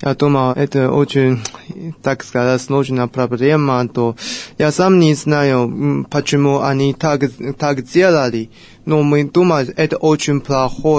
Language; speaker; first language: Russian; non-native, fluent; Chinese